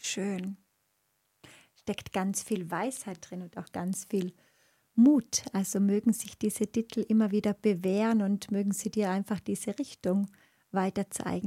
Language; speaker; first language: German; native; German